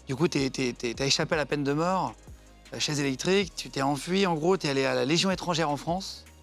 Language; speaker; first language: French; native; French